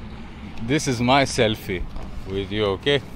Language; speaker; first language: English; non-native, learner; Lithuanian